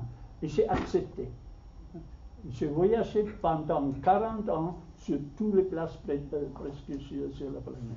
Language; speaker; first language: French; non-native, fluent; German